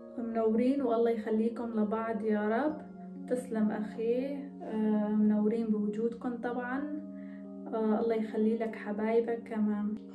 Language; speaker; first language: Arabic; non-native, local second language; Kurdish